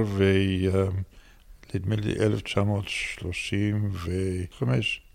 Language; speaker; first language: Hebrew; non-native, fluent; English